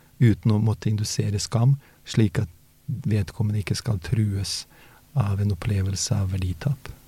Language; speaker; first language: Norwegian; early bilingual, other home language; Bosnian